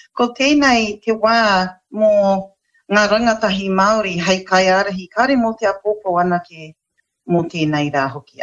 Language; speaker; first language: Māori; non-native, local second language; English